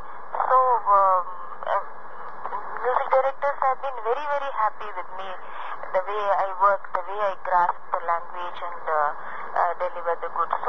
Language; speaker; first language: English; non-native, local second language; Tamil